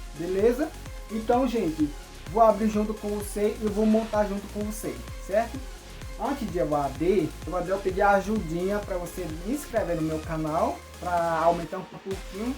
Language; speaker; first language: Portuguese; non-native, local second language; Ticuna